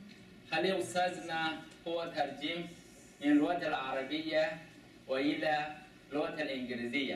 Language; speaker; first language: Arabic; non-native, learner; Chinese